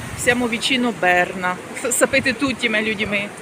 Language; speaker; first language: Italian; non-native, learner; Ukrainian